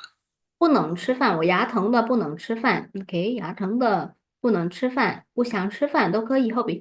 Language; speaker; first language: Chinese; non-native, fluent; Burmese